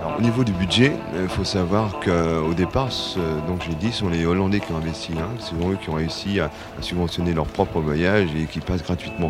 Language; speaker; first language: French; native; French